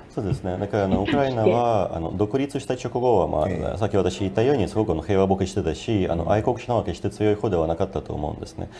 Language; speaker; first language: Japanese; non-native, fluent; Ukrainian